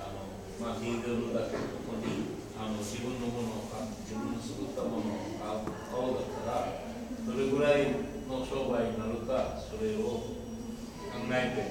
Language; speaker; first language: Japanese; non-native, learner; Bangla